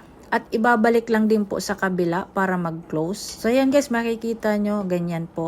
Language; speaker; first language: Filipino; native; Filipino